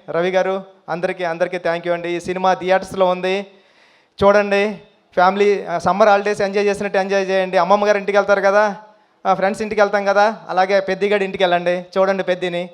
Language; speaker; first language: Telugu; native; Telugu